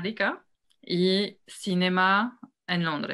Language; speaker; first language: Spanish; non-native, fluent; French